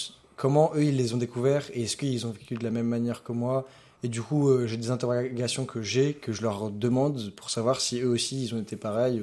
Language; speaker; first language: French; native; French